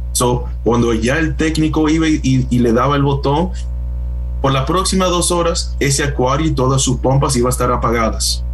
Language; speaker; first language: Spanish; early bilingual, heritage; Spanish